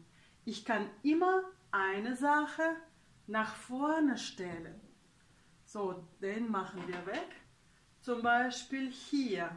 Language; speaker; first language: German; non-native, fluent; Russian